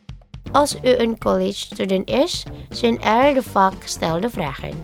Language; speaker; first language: Dutch; non-native, learner; Indonesian